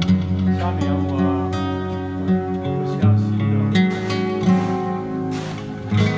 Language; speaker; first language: Chinese; non-native, learner; English